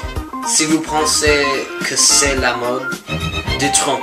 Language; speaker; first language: French; non-native, learner; English